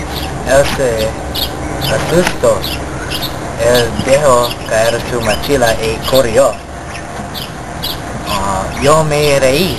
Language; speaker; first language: Spanish; non-native, learner; English